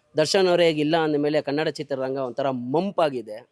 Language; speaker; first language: Kannada; native; Kannada